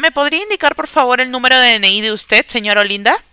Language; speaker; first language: Spanish; native; Spanish